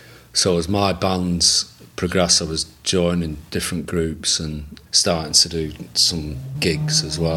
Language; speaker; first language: English; native; English